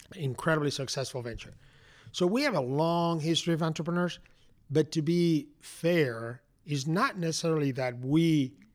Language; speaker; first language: English; non-native, fluent; Spanish